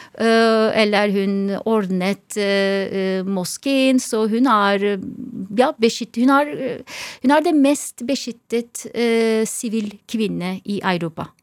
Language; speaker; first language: Norwegian; non-native, fluent; Turkish